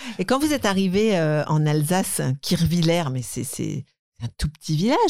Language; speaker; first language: French; native; French